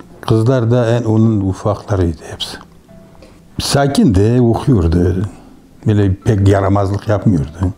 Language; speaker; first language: Turkish; native; Turkish